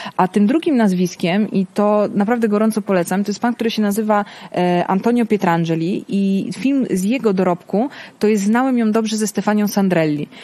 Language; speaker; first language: Polish; early bilingual, heritage; Italian